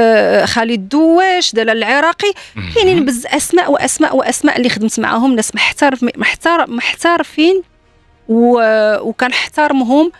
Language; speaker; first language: Arabic; native; Arabic